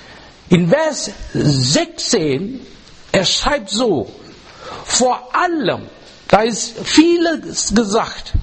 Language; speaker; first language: German; non-native, learner; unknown